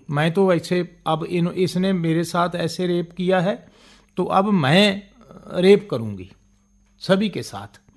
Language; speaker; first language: Hindi; non-native, local second language; Punjabi